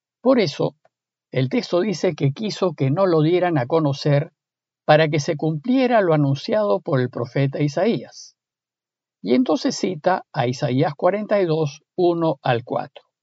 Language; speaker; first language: Spanish; native; Spanish